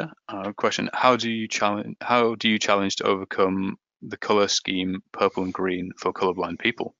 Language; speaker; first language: English; native; English